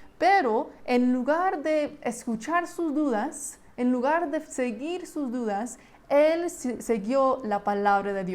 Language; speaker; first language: Spanish; non-native, fluent; English